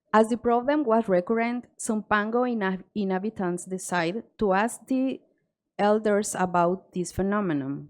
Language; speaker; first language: English; non-native, learner; Spanish